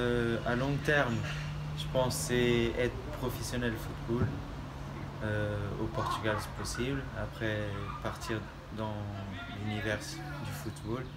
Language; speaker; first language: French; early bilingual, other home language; Portuguese